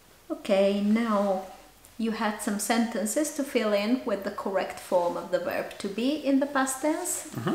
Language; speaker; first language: English; non-native, fluent; Bulgarian